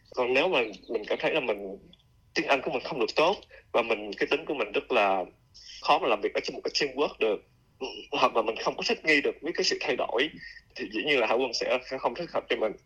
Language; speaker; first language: Vietnamese; native; Vietnamese